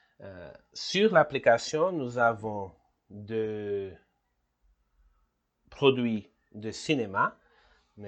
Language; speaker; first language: French; non-native, learner; Portuguese